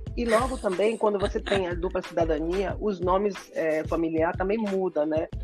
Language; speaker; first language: Portuguese; native; Portuguese